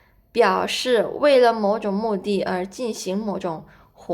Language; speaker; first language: Chinese; non-native, fluent; Indonesian